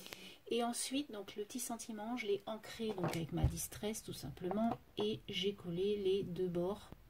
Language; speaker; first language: French; native; French